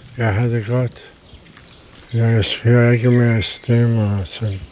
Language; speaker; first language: Danish; non-native, learner; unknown